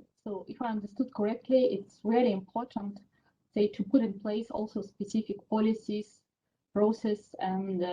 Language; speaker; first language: English; non-native, fluent; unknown